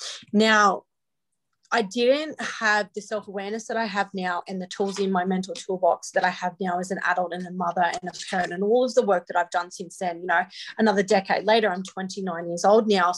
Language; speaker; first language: English; native; English